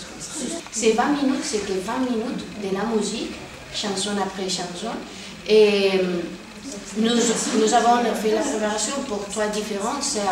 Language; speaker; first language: French; non-native, fluent; Spanish